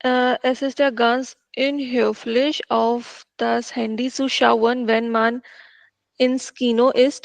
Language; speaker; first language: German; non-native, learner; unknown